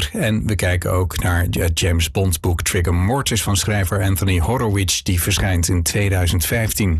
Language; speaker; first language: Dutch; native; Dutch